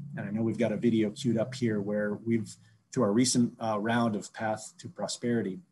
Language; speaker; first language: English; native; English